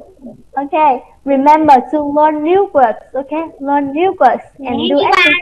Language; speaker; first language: English; non-native, fluent; Vietnamese